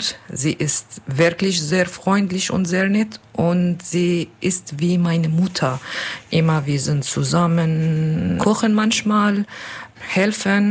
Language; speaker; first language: German; non-native, learner; Kurdish